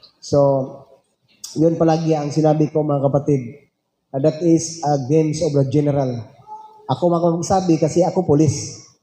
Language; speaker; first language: Filipino; non-native, local second language; Cebuano